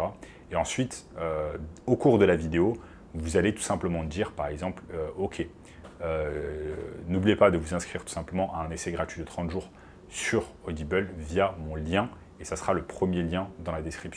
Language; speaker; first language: French; native; French